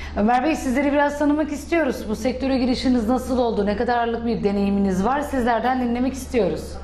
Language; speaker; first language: Turkish; native; Turkish